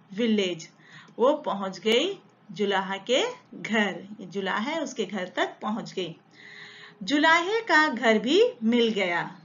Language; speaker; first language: Hindi; non-native, local second language; Telugu